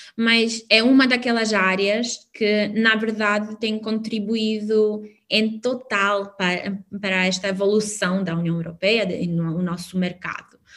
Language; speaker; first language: Portuguese; non-native, fluent; Albanian